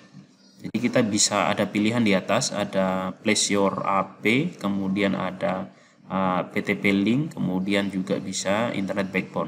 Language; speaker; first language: Indonesian; native; Indonesian